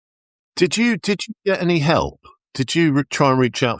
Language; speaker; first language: English; native; English